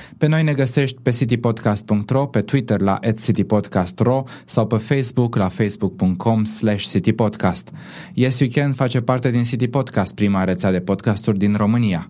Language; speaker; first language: Romanian; native; Romanian